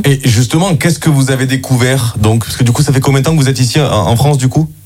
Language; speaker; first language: French; native; French